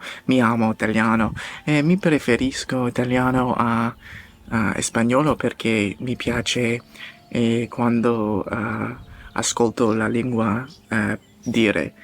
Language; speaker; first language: Italian; non-native, learner; English